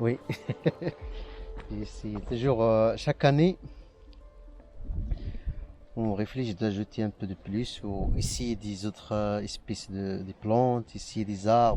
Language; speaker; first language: French; non-native, learner; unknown